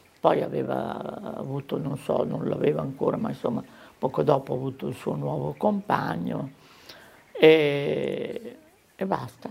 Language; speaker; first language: Italian; native; Italian